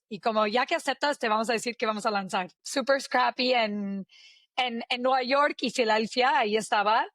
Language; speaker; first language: Spanish; non-native, fluent; English